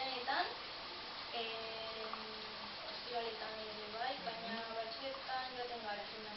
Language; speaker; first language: Basque; non-native, local second language; Spanish